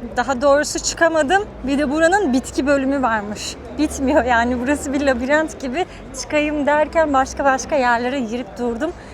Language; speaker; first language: Turkish; native; Turkish